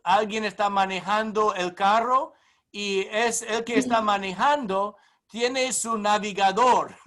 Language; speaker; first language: Spanish; non-native, fluent; English